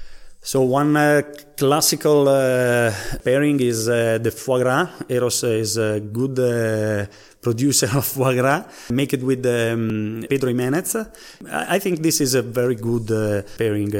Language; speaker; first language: English; non-native, learner; Italian